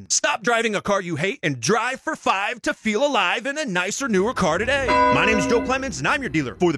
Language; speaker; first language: English; native; English